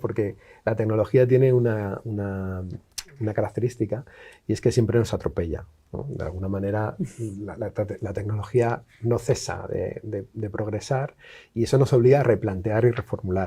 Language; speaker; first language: Spanish; native; Spanish